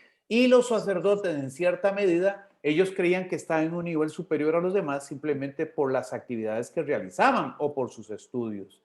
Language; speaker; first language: Spanish; native; Spanish